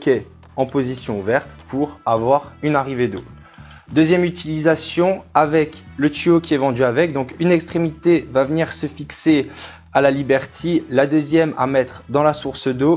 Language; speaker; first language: French; native; French